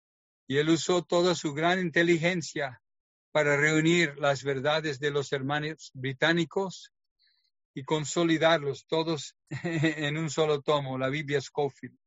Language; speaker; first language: Spanish; non-native, fluent; English